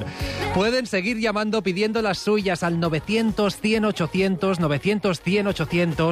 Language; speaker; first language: Spanish; native; Spanish